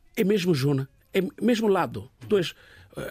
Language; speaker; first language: Portuguese; non-native, learner; Bangla